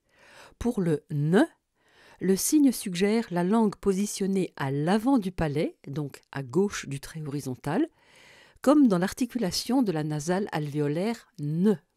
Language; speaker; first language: French; native; French